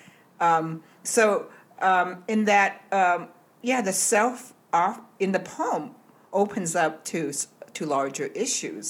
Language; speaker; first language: English; early bilingual, other home language; Cantonese